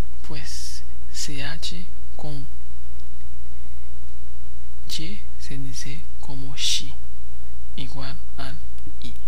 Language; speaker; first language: Spanish; non-native, fluent; Haitian Creole